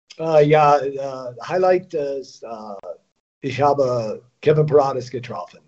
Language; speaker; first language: German; non-native, learner; English